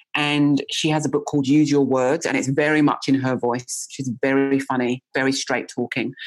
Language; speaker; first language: English; native; English